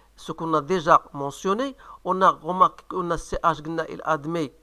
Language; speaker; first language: French; non-native, local second language; Arabic